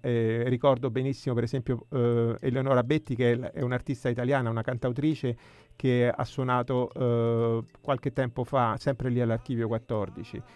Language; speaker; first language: Italian; native; Italian